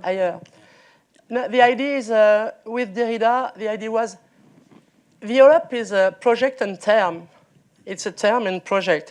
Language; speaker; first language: English; non-native, learner; French